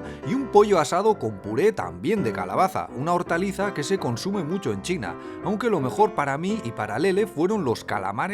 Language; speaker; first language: Spanish; native; Spanish